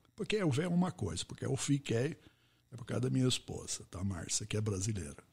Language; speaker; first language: Portuguese; non-native, fluent; English